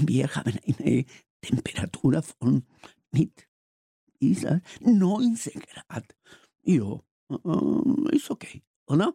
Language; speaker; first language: German; non-native, learner; Spanish